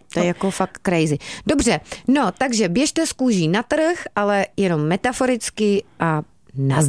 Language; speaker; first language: Czech; native; Czech